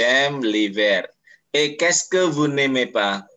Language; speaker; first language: French; non-native, fluent; Indonesian